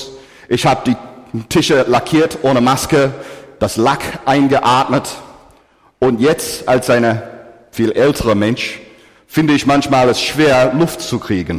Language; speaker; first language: German; non-native, fluent; English